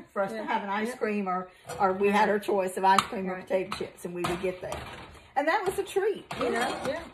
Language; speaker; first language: English; native; English